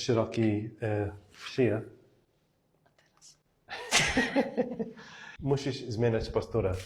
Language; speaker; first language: Polish; non-native, learner; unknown